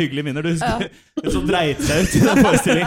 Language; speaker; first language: Norwegian; native; Norwegian